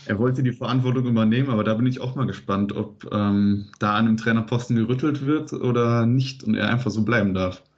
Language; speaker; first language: German; native; German